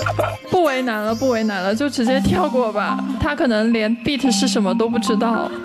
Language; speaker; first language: Chinese; native; Chinese